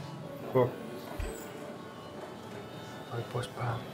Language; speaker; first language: Finnish; native; Finnish